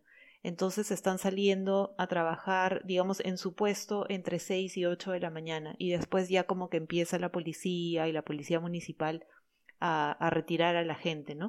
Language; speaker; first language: Spanish; native; Spanish